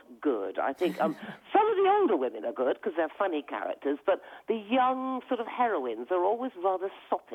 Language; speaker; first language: English; native; English